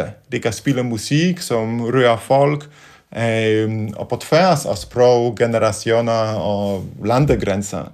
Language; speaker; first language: Danish; non-native, fluent; Polish